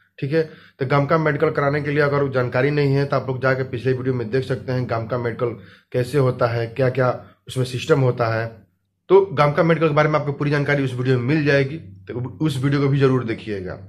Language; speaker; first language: Hindi; native; Hindi